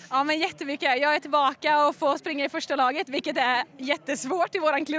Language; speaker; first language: Swedish; native; Swedish